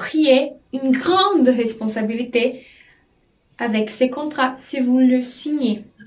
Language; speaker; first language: French; non-native, fluent; Portuguese